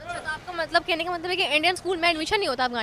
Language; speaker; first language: Hindi; native; Hindi